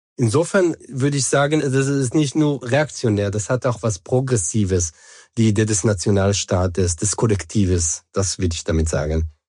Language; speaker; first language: German; non-native, fluent; Hebrew